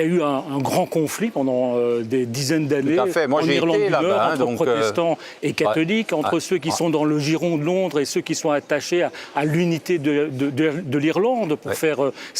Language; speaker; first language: French; native; French